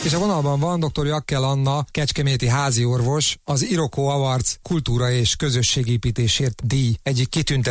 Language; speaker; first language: Hungarian; native; Hungarian